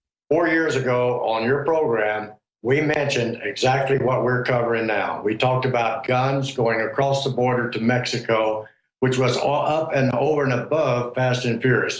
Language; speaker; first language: English; native; English